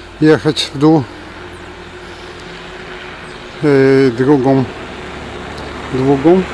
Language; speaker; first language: Polish; non-native, fluent; Turkish